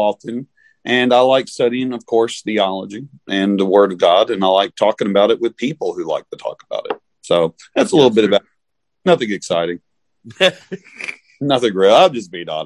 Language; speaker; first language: English; native; English